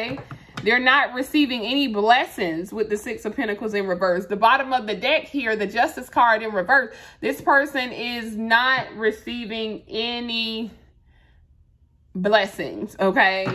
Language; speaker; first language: English; native; English